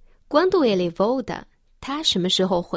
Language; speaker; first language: Portuguese; non-native, fluent; Chinese